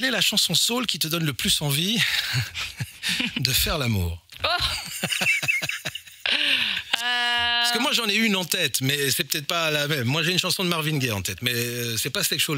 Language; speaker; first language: French; native; French